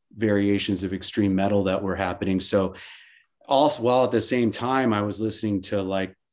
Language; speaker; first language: English; native; English